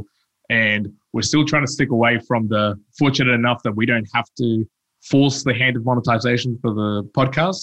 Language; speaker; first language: English; early bilingual, other home language; Spanish